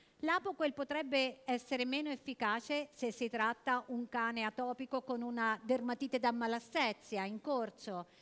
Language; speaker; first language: Italian; native; Italian